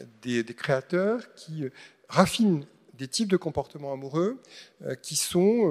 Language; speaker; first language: French; native; French